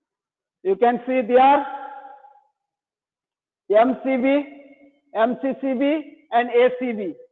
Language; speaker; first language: English; non-native, learner; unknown